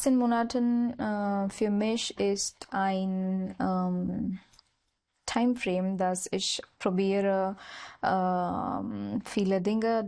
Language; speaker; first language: German; non-native, learner; Marathi